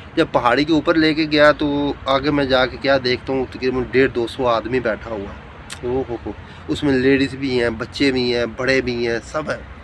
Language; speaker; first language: Urdu; non-native, local second language; Punjabi